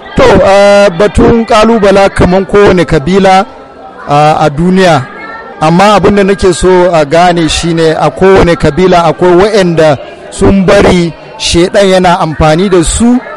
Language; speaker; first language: Hausa; non-native, local second language; Fula